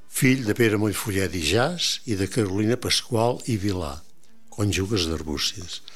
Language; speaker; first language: Catalan; native; Catalan